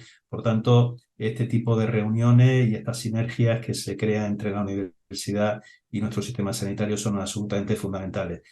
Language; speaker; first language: Spanish; native; Spanish